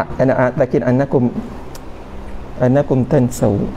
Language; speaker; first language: Arabic; non-native, fluent; Malay